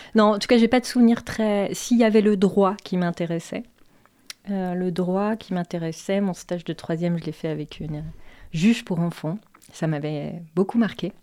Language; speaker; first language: French; native; French